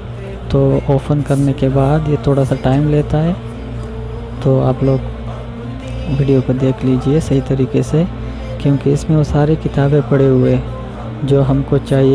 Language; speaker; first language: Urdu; non-native, local second language; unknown